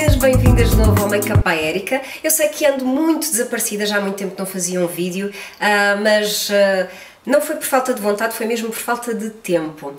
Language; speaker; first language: Portuguese; native; Portuguese